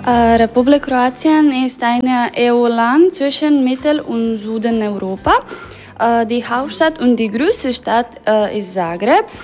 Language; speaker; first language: German; non-native, learner; Croatian